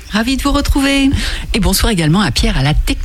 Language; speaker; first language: French; native; French